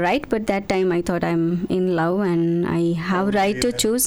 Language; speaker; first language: English; non-native, local second language; Gujarati